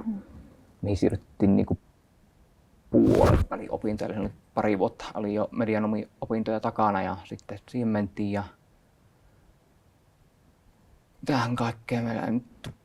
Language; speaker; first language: Finnish; native; Finnish